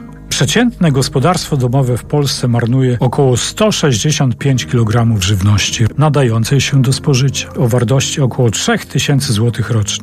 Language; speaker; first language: Polish; native; Polish